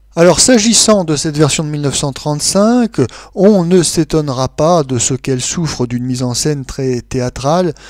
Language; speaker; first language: French; native; French